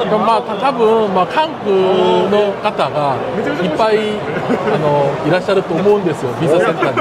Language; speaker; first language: Japanese; non-native, fluent; Korean